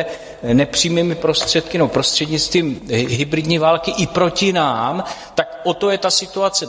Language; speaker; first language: Czech; native; Czech